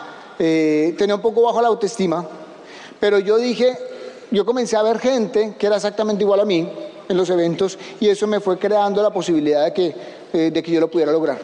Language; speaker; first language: Spanish; native; Spanish